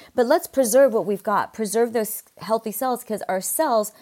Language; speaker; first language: English; native; English